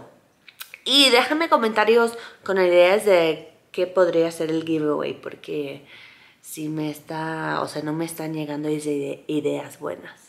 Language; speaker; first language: Spanish; non-native, fluent; English